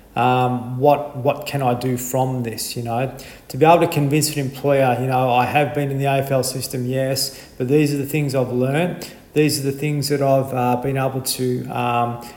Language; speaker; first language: English; native; English